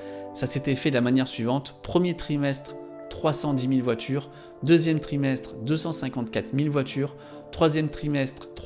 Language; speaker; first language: French; native; French